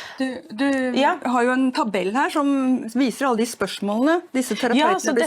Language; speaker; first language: Norwegian; native; Norwegian